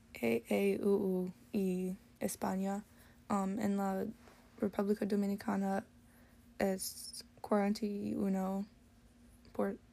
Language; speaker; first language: Spanish; non-native, learner; English